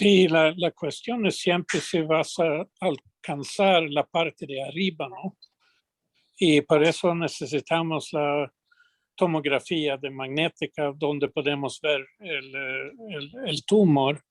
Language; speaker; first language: Spanish; non-native, fluent; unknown